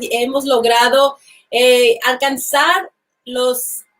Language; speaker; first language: Spanish; early bilingual, heritage; Spanish